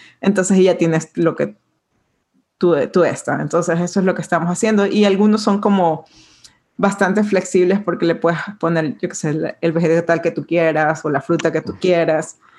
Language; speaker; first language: Spanish; native; Spanish